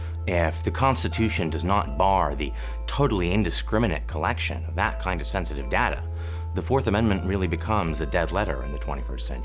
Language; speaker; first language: English; native; English